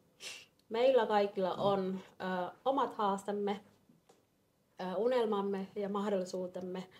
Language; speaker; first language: Finnish; non-native, fluent; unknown